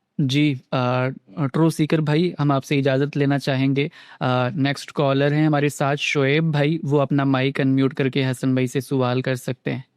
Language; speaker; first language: Urdu; native; Urdu